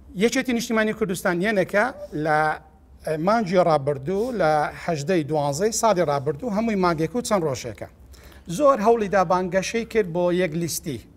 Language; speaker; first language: Central Kurdish; native; Central Kurdish